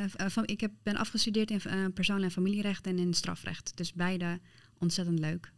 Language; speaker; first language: Dutch; early bilingual, other home language; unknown